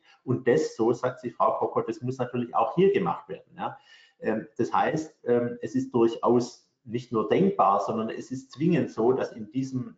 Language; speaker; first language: German; native; German